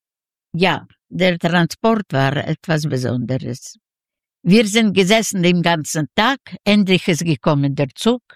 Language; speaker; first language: German; non-native, learner; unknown